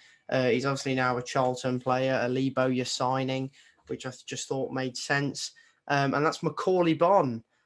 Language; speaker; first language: English; native; English